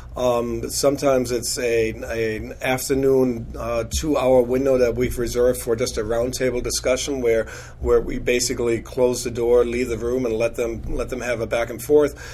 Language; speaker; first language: English; non-native, fluent; German